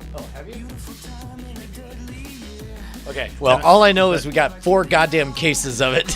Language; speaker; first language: English; native; English